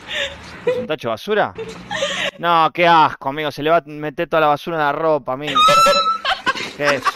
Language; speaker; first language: Spanish; native; Spanish